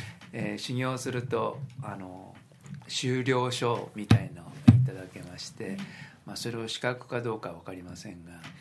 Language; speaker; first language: Japanese; native; Japanese